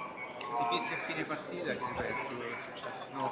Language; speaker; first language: Italian; native; Italian